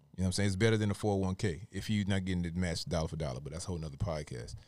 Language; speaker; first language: English; native; English